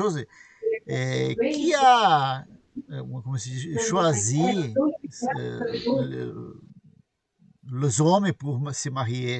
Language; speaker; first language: French; non-native, learner; Portuguese